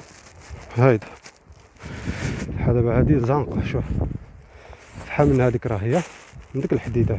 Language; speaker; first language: Arabic; native; Arabic